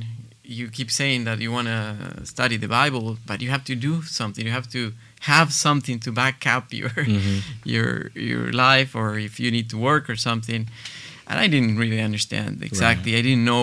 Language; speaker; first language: English; non-native, fluent; Spanish